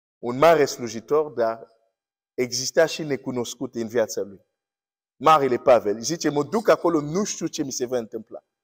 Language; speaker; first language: Romanian; non-native, fluent; English